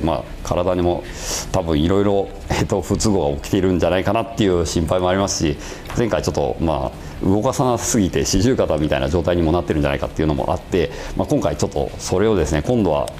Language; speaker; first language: Japanese; native; Japanese